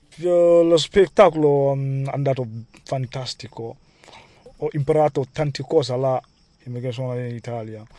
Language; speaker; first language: Italian; non-native, learner; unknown